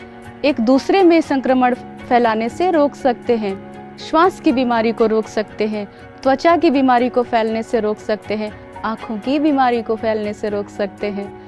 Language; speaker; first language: Hindi; native; Hindi